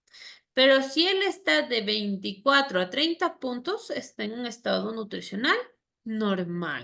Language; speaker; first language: Spanish; native; Spanish